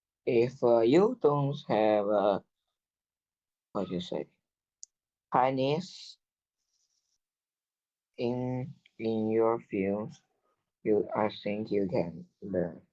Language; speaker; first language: English; non-native, learner; Chinese